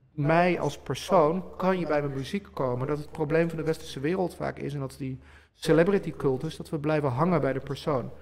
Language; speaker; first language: Dutch; early bilingual, other home language; Polish